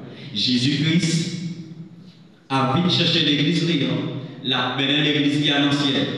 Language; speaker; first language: French; non-native, local second language; Haitian Creole